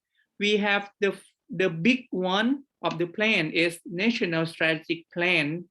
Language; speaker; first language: English; non-native, fluent; Thai